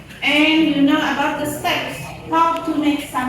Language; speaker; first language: English; non-native, fluent; Indonesian